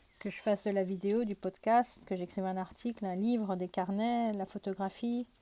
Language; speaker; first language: French; early bilingual, other home language; Turkish